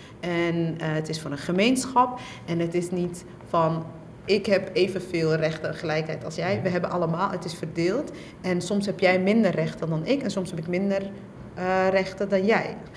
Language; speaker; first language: Dutch; early bilingual, other home language; Somali